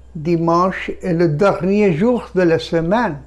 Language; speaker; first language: French; non-native, fluent; Bangla